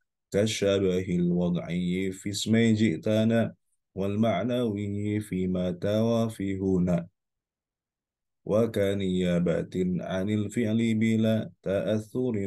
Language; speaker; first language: Arabic; non-native, fluent; Indonesian